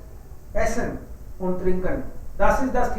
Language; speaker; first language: German; non-native, fluent; Hindi